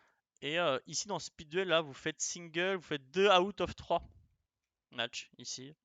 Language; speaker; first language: French; native; French